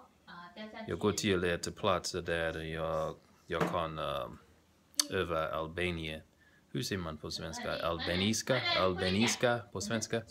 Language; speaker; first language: Swedish; non-native, learner; English